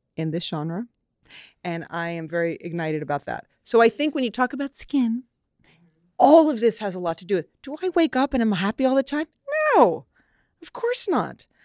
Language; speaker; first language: English; native; English